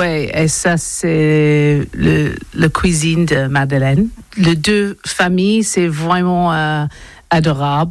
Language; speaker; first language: French; non-native, learner; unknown